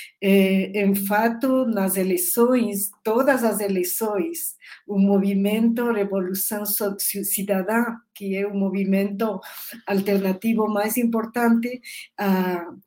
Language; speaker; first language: Portuguese; non-native, learner; Spanish